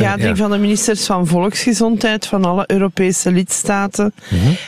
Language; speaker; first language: Dutch; native; Dutch